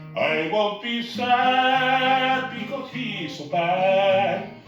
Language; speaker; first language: English; non-native, fluent; Icelandic